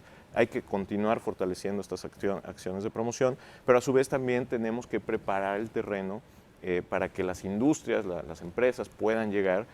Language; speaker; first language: Spanish; native; Spanish